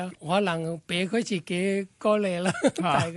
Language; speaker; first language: Cantonese; non-native, fluent; Thai